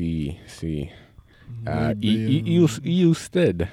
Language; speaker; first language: Spanish; non-native, learner; English